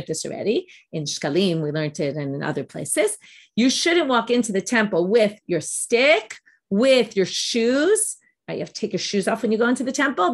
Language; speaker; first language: English; native; English